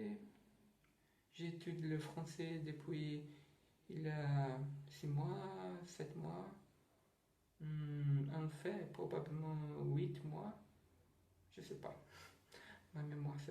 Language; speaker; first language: French; non-native, learner; Portuguese